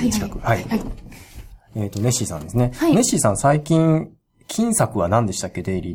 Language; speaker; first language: Japanese; native; Japanese